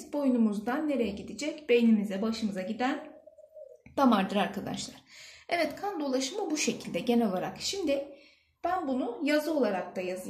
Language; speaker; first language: Turkish; native; Turkish